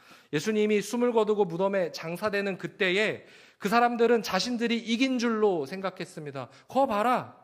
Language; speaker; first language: Korean; native; Korean